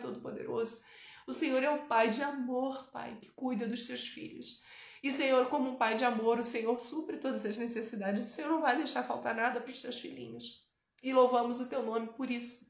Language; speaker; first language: Portuguese; native; Portuguese